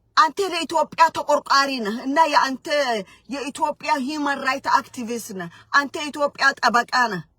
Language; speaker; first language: Amharic; non-native, local second language; Oromo